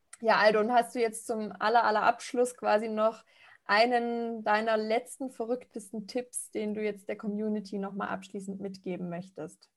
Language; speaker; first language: German; native; German